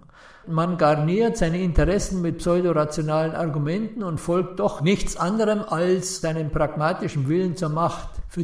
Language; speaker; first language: German; native; German